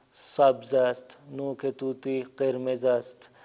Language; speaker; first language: Persian; non-native, fluent; Urdu